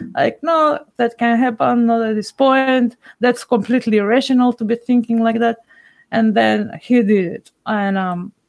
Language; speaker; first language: English; non-native, fluent; Macedonian